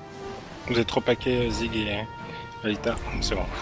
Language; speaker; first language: French; native; French